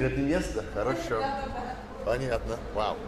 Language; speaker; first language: Russian; non-native, learner; English